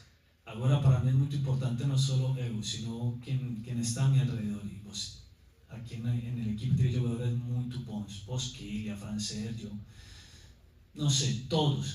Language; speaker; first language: Portuguese; non-native, learner; Spanish